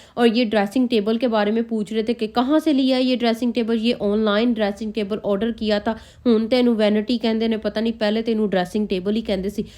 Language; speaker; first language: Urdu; non-native, local second language; Punjabi